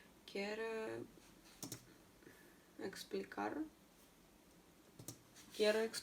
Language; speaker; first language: Spanish; non-native, learner; Russian